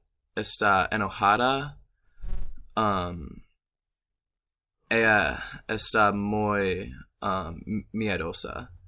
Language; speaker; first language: Spanish; non-native, learner; English